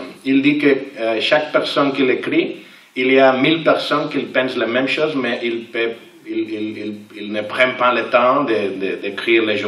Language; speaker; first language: French; non-native, learner; Catalan